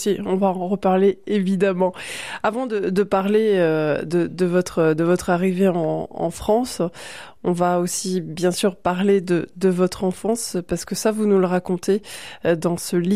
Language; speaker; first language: French; native; French